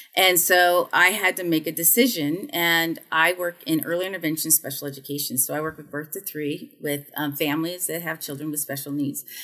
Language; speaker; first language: English; native; English